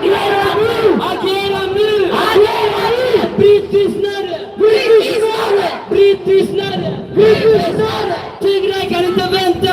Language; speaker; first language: Swedish; early bilingual, other home language; Tigrinya